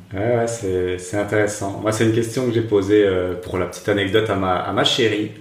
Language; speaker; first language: French; native; French